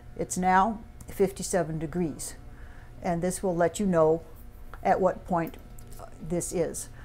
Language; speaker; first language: English; native; English